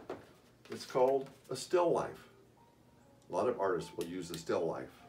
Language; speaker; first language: English; native; English